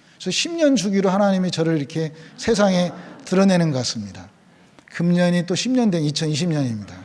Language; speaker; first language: Korean; native; Korean